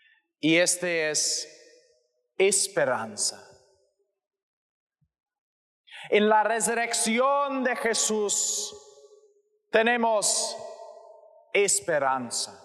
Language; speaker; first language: Spanish; non-native, learner; English